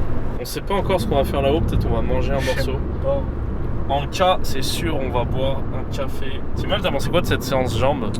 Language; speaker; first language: French; native; French